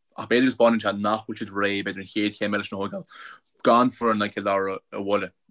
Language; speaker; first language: Irish; native; Irish